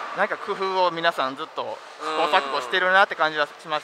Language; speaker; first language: Japanese; native; Japanese